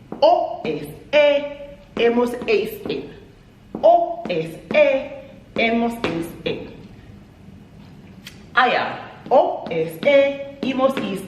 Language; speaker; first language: Spanish; non-native, fluent; English